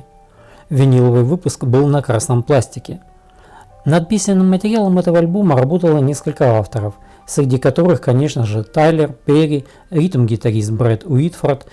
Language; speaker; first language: Russian; native; Russian